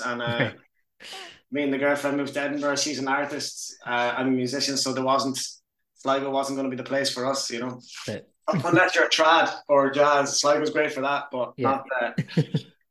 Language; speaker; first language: English; native; English